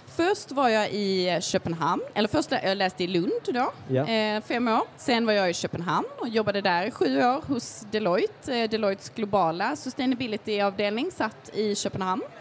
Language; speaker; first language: Swedish; native; Swedish